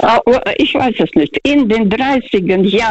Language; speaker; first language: German; early bilingual, heritage; Russian